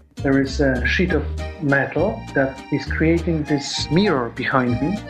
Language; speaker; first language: English; non-native, fluent; Polish